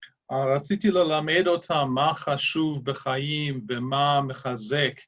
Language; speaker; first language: Hebrew; non-native, fluent; English